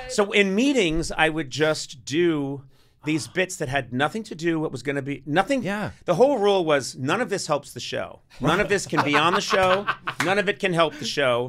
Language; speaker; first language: English; native; English